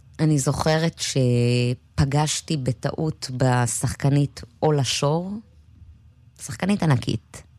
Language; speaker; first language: Hebrew; native; Hebrew